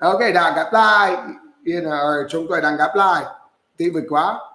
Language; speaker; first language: Vietnamese; non-native, learner; English